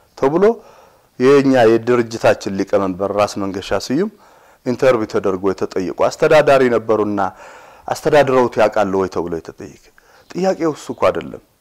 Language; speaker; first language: Amharic; non-native, local second language; Tigrinya